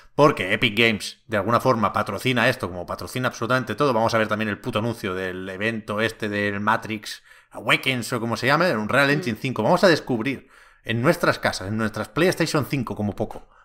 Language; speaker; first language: Spanish; native; Spanish